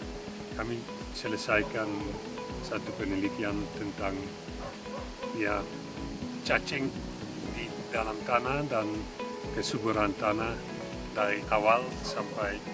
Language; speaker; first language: Indonesian; non-native, fluent; Dutch